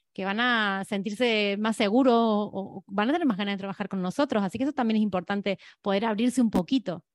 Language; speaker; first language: Spanish; native; Spanish